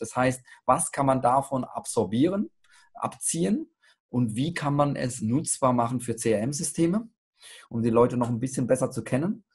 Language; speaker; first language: German; native; German